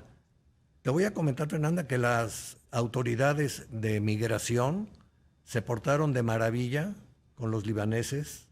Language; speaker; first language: Spanish; native; Spanish